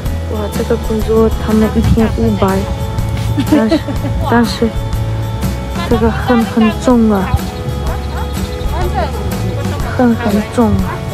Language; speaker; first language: Chinese; non-native, learner; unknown